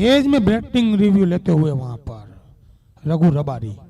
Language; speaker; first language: Hindi; non-native, local second language; Gujarati